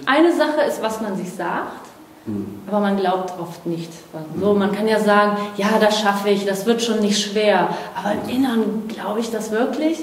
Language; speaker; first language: German; non-native, fluent; Portuguese